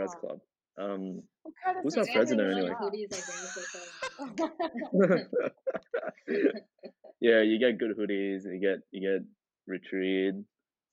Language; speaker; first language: English; non-native, local second language; Chinese